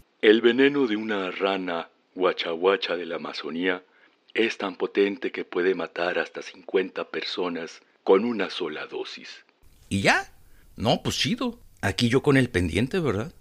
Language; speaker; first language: Spanish; native; Spanish